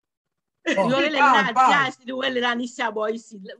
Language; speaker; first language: French; non-native, local second language; Haitian Creole